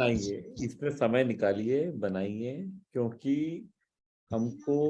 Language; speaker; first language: Hindi; native; Hindi